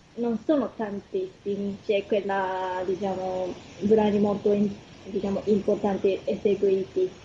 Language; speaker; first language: Italian; non-native, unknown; Japanese